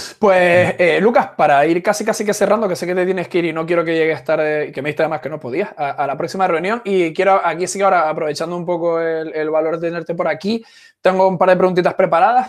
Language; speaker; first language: Spanish; native; Spanish